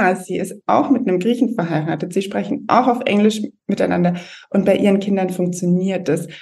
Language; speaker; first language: German; native; German